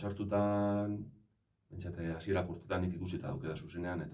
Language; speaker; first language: Basque; native; Basque